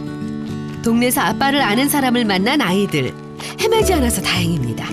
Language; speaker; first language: Korean; native; Korean